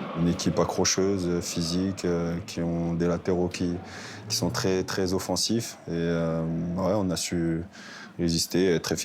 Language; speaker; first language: French; native; French